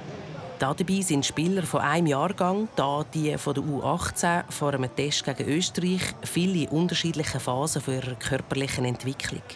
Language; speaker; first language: German; native; German